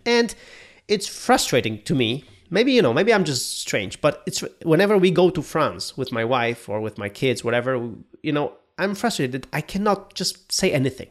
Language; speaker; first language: English; non-native, fluent; Polish